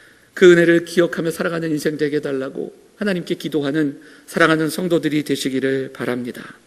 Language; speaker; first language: Korean; native; Korean